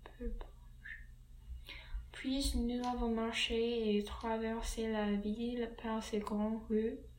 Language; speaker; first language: French; non-native, learner; English